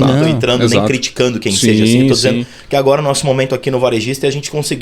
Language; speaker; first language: Portuguese; native; Portuguese